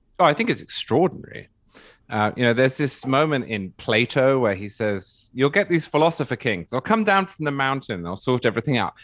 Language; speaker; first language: English; native; English